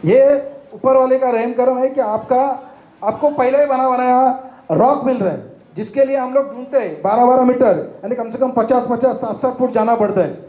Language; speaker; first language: Hindi; non-native, local second language; Marathi